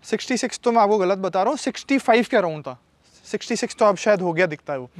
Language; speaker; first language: Hindi; native; Hindi